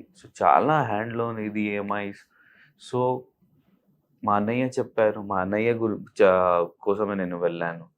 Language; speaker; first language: Telugu; non-native, learner; Hindi